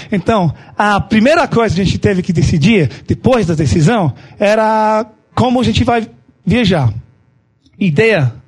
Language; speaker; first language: Portuguese; non-native, fluent; English